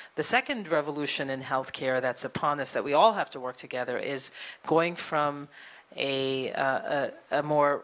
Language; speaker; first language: English; native; English